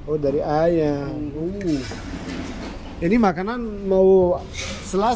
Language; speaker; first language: Indonesian; non-native, learner; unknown